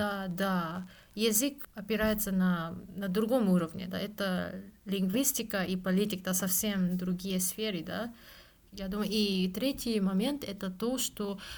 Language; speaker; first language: Russian; non-native, fluent; Japanese